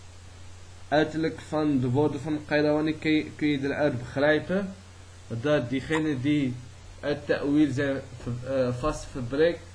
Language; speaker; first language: Dutch; early bilingual, other home language; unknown